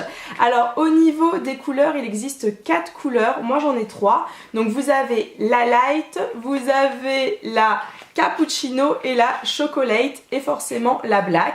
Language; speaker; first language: French; native; French